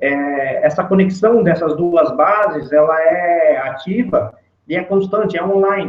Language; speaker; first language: Portuguese; native; Portuguese